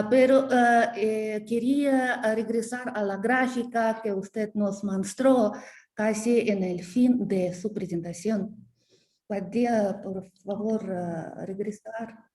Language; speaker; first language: Spanish; non-native, learner; Russian